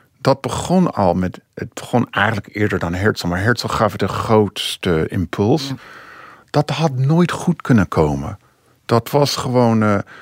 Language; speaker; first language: Dutch; non-native, fluent; English